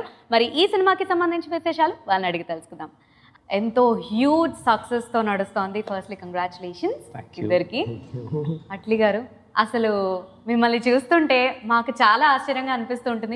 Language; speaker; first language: Telugu; native; Telugu